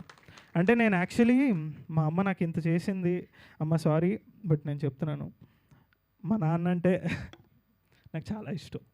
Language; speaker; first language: Telugu; native; Telugu